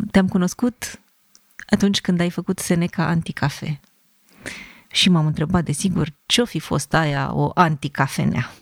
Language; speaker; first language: Romanian; native; Romanian